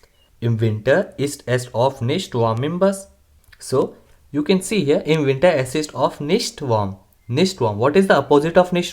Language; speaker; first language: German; non-native, learner; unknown